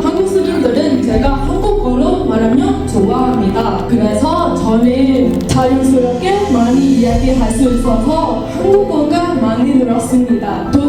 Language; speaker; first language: Korean; non-native, learner; Vietnamese